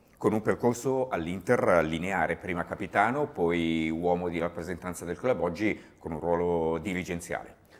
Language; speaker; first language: Italian; native; Italian